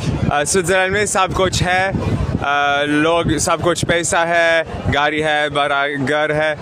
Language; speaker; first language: Hindi; non-native, learner; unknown